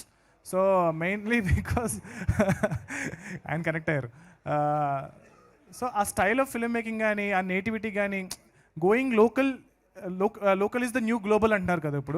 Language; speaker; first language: Telugu; native; Telugu